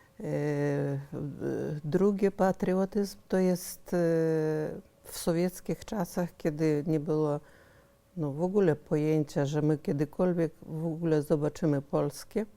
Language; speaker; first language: Polish; early bilingual, heritage; Polish